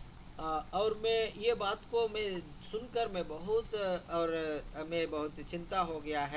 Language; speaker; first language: Hindi; non-native, local second language; Telugu